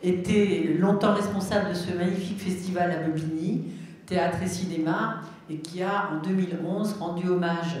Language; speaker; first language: French; native; French